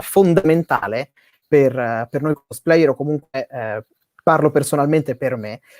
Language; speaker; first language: Italian; native; Italian